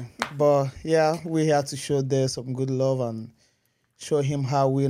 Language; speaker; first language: English; non-native, local second language; Igbo